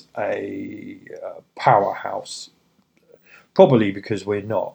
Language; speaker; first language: English; native; English